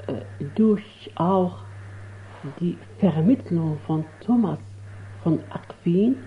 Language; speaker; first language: German; non-native, fluent; Arabic